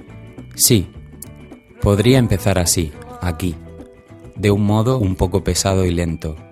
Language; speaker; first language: Spanish; native; Spanish